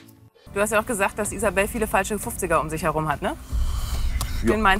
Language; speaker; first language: German; native; German